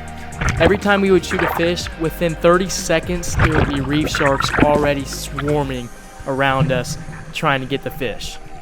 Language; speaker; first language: English; native; English